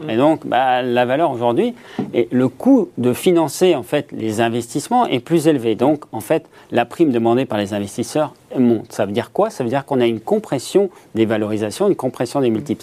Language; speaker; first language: French; native; French